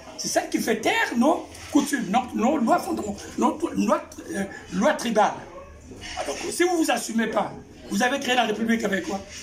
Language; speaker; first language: French; non-native, local second language; Kongo